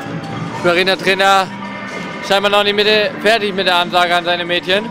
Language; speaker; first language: German; native; German